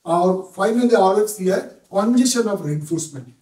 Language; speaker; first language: Hindi; non-native, local second language; Bangla